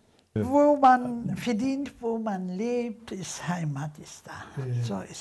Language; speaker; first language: German; non-native, learner; Turkish